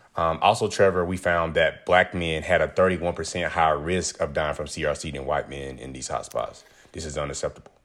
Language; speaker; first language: English; native; English